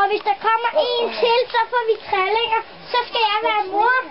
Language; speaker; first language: Danish; native; Danish